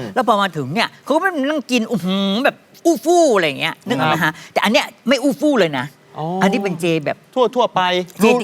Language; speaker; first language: Thai; native; Thai